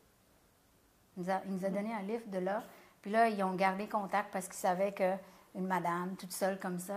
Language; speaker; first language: French; early bilingual, other home language; Khmer